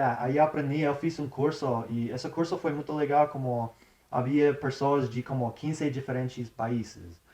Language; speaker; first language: Portuguese; non-native, learner; English